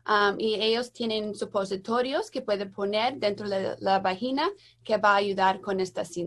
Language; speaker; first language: Spanish; non-native, learner; English